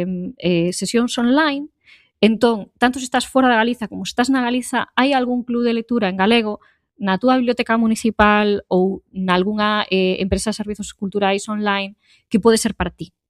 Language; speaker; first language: Galician; native; Galician